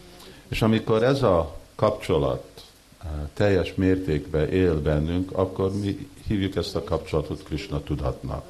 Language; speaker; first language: Hungarian; early bilingual, heritage; Hungarian